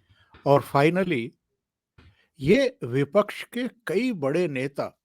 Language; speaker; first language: Hindi; native; Hindi